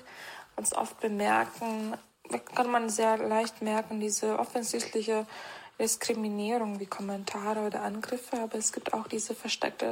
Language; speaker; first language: German; non-native, fluent; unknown